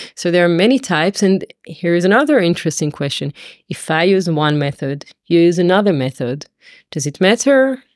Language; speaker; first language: English; non-native, fluent; Hebrew